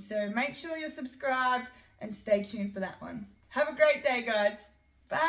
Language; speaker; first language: English; native; English